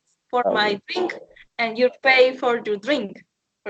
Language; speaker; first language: English; non-native, learner; Spanish